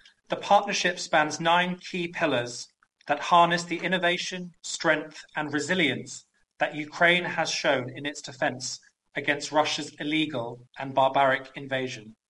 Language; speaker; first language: English; native; English